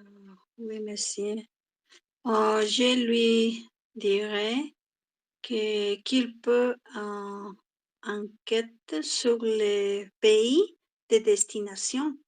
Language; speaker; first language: French; non-native, learner; Spanish